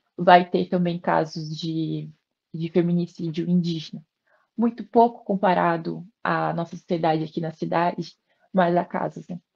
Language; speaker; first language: Portuguese; native; Portuguese